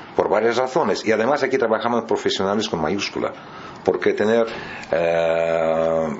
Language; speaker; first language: Spanish; non-native, fluent; Russian